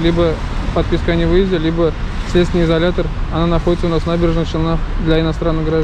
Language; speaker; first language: Russian; native; Russian